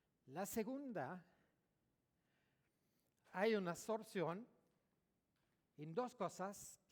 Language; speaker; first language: Spanish; non-native, learner; French